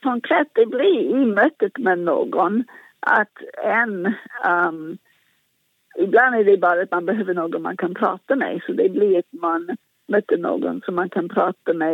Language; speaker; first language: Swedish; non-native, fluent; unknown